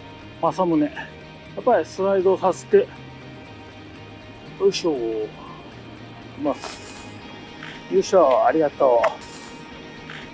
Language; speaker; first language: Japanese; native; Japanese